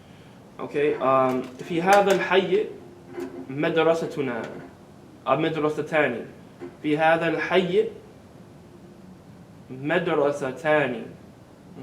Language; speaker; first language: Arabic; non-native, fluent; English